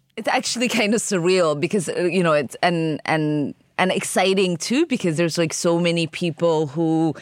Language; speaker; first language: English; early bilingual, other home language; Somali